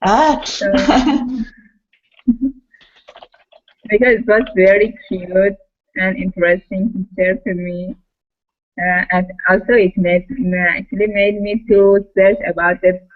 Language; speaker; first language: English; non-native, learner; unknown